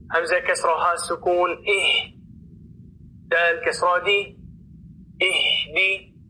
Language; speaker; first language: Arabic; non-native, fluent; Oromo